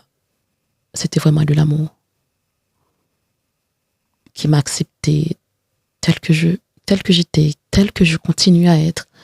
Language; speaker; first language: French; non-native, local second language; Haitian Creole